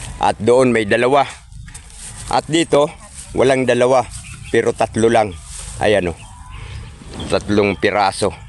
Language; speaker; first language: Filipino; non-native, local second language; Cebuano